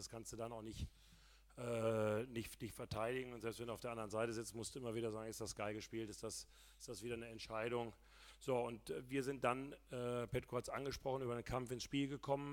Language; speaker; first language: German; native; German